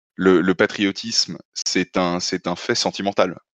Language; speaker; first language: French; native; French